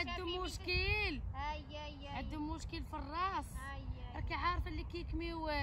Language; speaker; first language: Arabic; native; Arabic